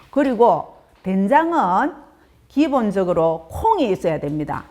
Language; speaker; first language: Korean; native; Korean